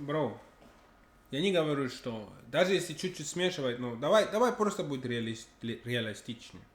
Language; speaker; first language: Russian; non-native, learner; English